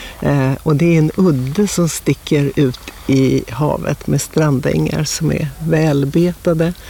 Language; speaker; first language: Swedish; native; Swedish